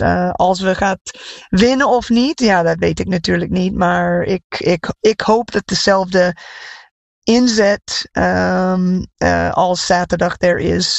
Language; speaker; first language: Dutch; non-native, fluent; English